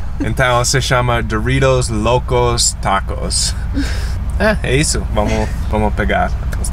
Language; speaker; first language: Portuguese; non-native, fluent; English